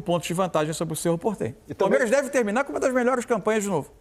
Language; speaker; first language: Portuguese; native; Portuguese